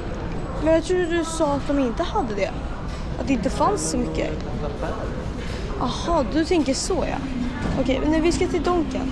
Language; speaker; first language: Swedish; early bilingual, other home language; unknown